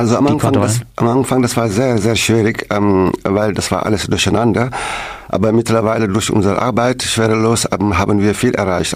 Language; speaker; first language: German; non-native, learner; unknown